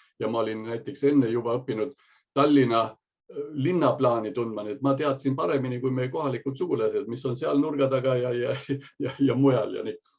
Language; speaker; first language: Estonian; early bilingual, heritage; Estonian